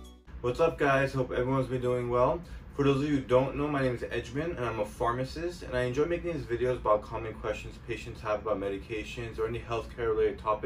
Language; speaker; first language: English; native; English